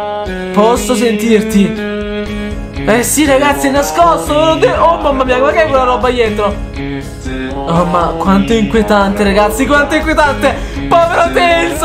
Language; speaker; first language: Italian; native; Italian